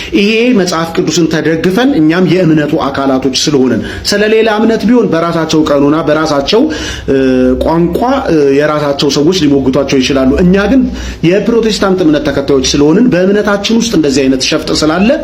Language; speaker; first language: Amharic; native; Amharic